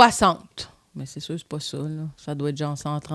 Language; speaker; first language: French; native; French